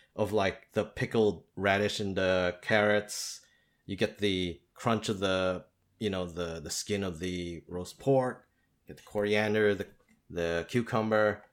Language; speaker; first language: English; native; English